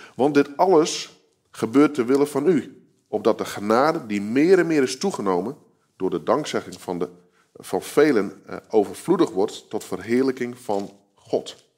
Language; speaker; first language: Dutch; native; Dutch